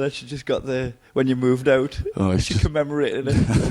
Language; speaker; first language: English; native; English